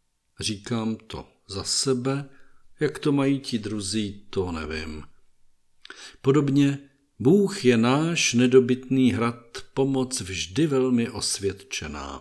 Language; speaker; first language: Czech; native; Czech